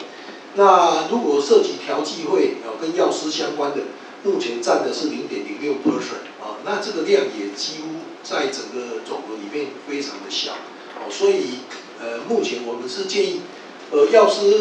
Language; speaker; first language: Chinese; native; Chinese